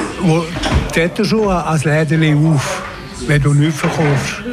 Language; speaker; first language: German; non-native, local second language; French